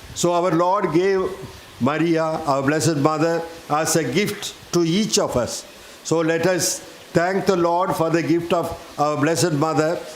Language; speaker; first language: English; non-native, local second language; Tamil